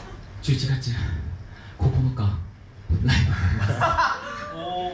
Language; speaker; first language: Japanese; non-native, learner; Korean